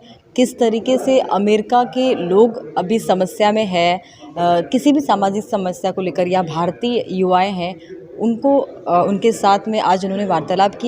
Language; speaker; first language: Hindi; native; Hindi